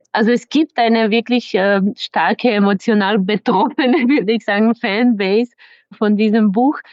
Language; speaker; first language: German; non-native, fluent; Serbian